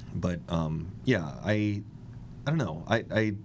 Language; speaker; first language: English; native; English